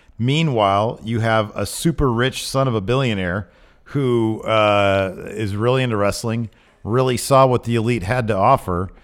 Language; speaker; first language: English; native; English